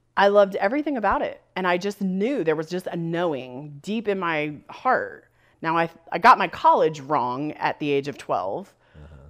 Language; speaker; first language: English; native; English